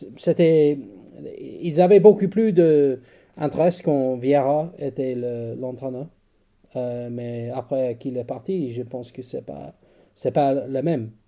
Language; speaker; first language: French; non-native, learner; English